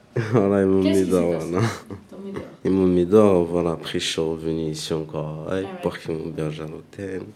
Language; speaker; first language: French; non-native, local second language; Arabic